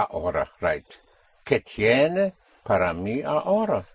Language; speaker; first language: Spanish; non-native, fluent; English